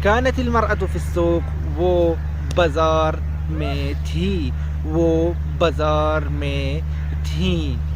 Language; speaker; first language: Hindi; non-native, fluent; Arabic